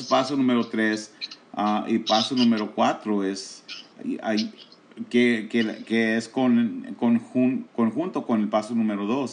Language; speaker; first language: Spanish; early bilingual, heritage; Spanish